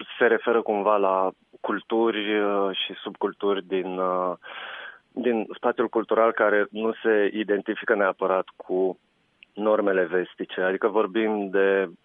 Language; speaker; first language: Romanian; native; Romanian